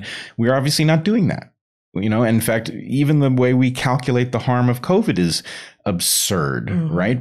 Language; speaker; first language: English; native; English